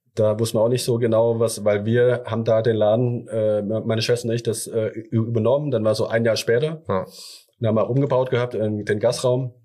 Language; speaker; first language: German; early bilingual, other home language; Thai